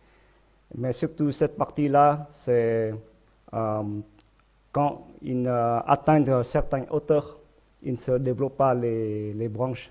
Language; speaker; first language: French; non-native, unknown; Vietnamese